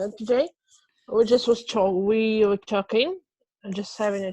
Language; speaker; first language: English; non-native, fluent; Russian